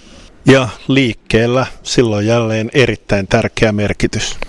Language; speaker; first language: Finnish; native; Finnish